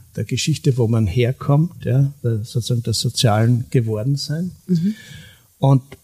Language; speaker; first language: German; native; German